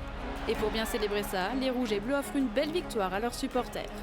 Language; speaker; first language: French; native; French